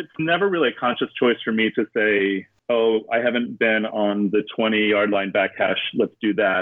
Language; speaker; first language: English; native; English